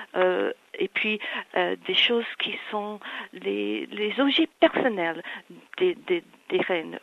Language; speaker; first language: French; non-native, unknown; English